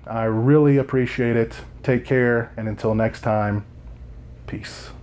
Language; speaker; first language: English; native; English